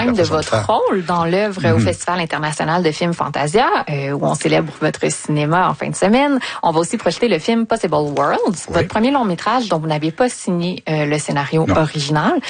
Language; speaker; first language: French; native; French